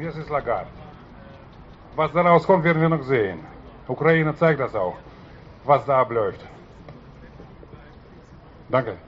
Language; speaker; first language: German; non-native, fluent; Russian